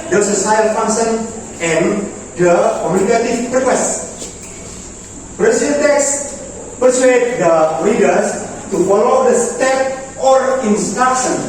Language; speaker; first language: English; non-native, learner; Indonesian